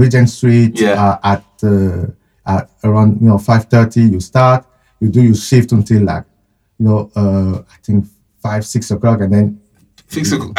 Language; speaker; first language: English; non-native, fluent; French